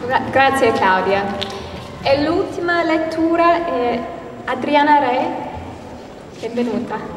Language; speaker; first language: Italian; non-native, fluent; English